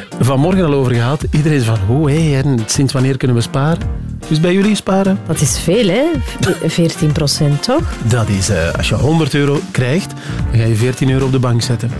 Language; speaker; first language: Dutch; native; Dutch